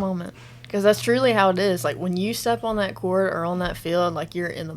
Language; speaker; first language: English; native; English